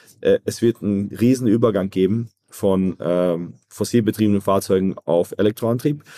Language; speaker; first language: German; early bilingual, other home language; Croatian